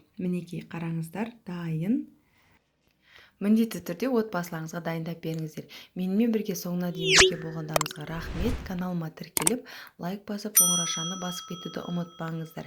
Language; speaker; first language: Kazakh; native; Kazakh